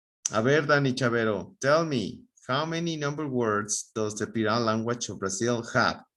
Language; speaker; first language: English; non-native, fluent; Spanish